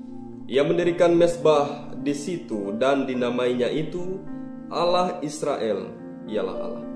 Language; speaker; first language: Indonesian; native; Indonesian